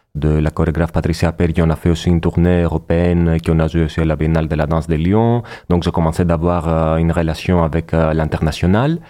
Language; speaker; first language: French; non-native, fluent; Greek